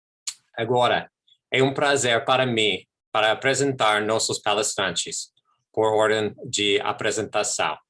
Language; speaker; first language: Portuguese; non-native, fluent; English